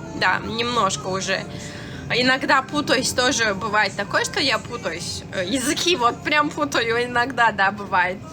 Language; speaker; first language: Russian; non-native, local second language; Turkmen